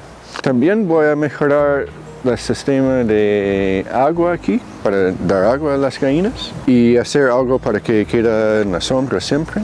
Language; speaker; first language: Spanish; non-native, fluent; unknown